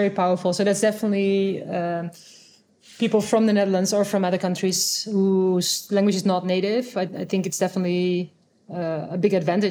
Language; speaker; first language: English; non-native, fluent; Dutch